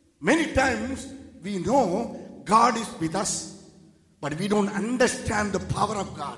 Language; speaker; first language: English; non-native, local second language; Tamil